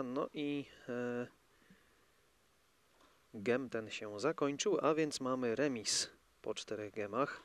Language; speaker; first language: Polish; native; Polish